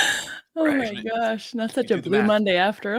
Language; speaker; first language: English; native; English